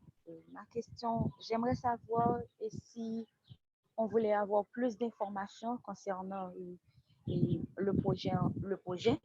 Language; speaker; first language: French; non-native, local second language; Haitian Creole